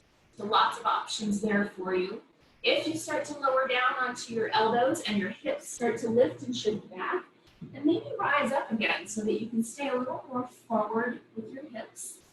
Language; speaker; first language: English; native; English